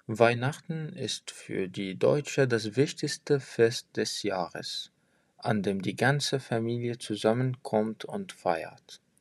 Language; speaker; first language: German; non-native, fluent; French